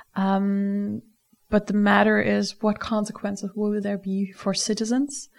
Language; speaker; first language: English; non-native, fluent; German